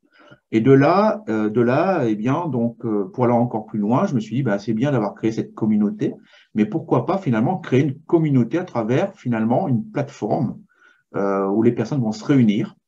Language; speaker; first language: French; native; French